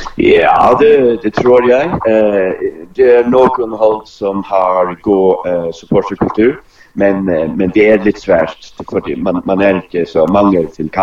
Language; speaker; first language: Danish; non-native, local second language; Faroese